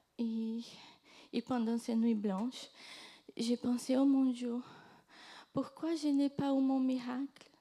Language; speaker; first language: French; non-native, fluent; Portuguese